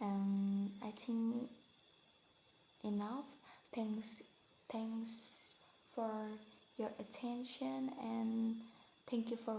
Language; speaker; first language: English; non-native, learner; Indonesian